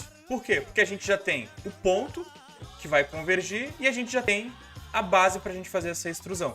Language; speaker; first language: Portuguese; native; Portuguese